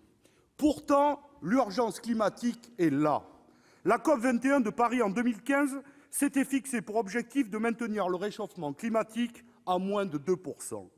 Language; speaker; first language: French; native; French